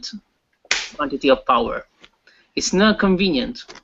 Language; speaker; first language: English; non-native, learner; Italian